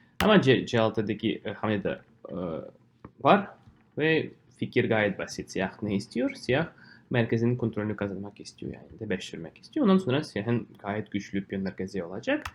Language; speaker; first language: Turkish; non-native, fluent; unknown